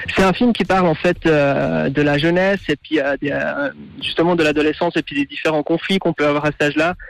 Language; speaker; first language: French; native; French